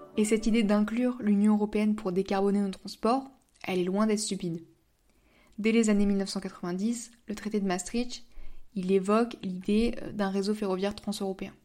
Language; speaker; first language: French; native; French